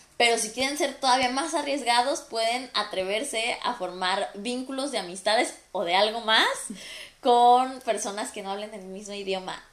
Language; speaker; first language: Spanish; native; Spanish